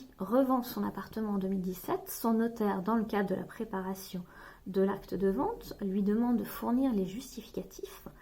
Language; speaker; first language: French; native; French